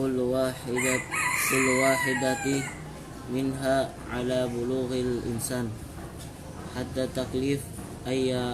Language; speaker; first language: Arabic; non-native, learner; Indonesian